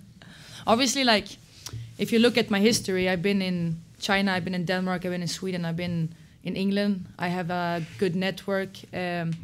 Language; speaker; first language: English; non-native, fluent; Swedish